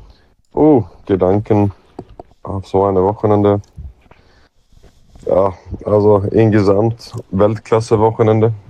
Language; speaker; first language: German; non-native, fluent; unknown